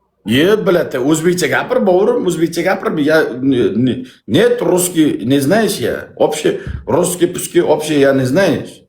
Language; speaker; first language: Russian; non-native, learner; Uzbek